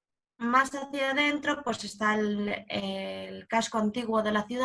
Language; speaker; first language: Spanish; native; Spanish